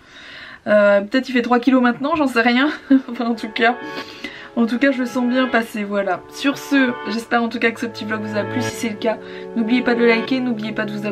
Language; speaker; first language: French; native; French